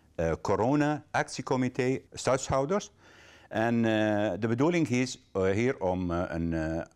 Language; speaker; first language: Dutch; non-native, fluent; Arabic